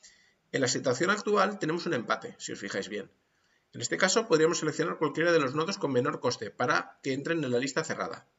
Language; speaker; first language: Spanish; native; Spanish